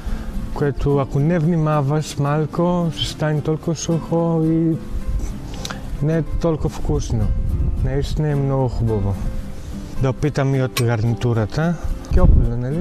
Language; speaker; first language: Bulgarian; non-native, fluent; Greek